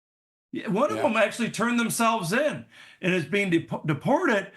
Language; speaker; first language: English; native; English